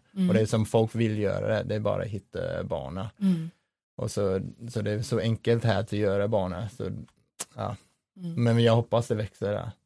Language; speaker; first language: Swedish; non-native, learner; English